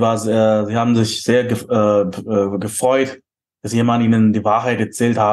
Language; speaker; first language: German; non-native, fluent; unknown